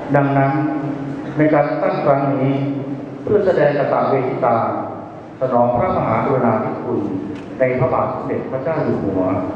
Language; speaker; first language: Thai; native; Thai